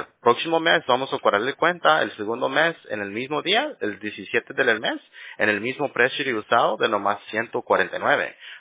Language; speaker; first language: Spanish; early bilingual, heritage; Spanish